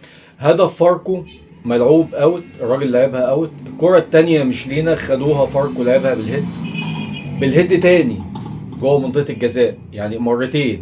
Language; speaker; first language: Arabic; native; Arabic